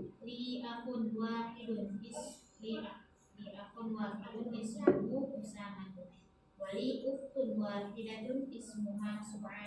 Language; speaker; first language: Arabic; non-native, learner; Indonesian